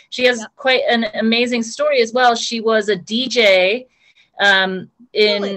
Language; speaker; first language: English; native; English